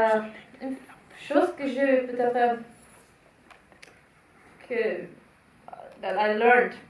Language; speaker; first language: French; non-native, fluent; Finnish